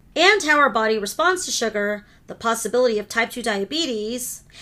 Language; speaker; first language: English; early bilingual, other home language; Hindi